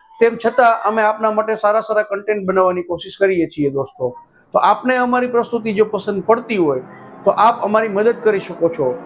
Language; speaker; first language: Gujarati; native; Gujarati